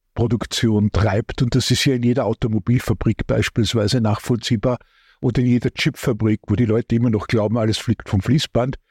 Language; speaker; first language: German; native; German